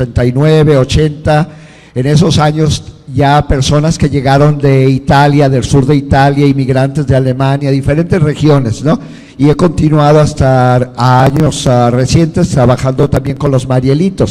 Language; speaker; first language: Spanish; non-native, fluent; Portuguese